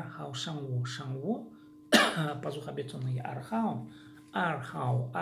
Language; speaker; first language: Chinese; non-native, learner; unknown